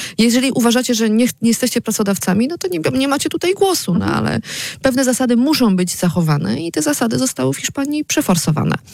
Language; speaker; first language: Polish; native; Polish